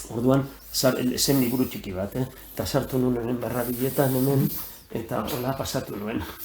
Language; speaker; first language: Basque; native; Basque